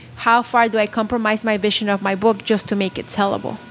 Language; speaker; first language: English; non-native, fluent; Spanish